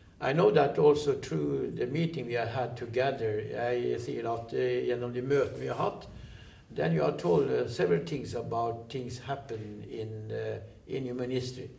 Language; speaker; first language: English; non-native, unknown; Norwegian